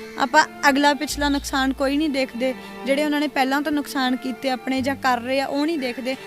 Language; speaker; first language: Punjabi; native; Punjabi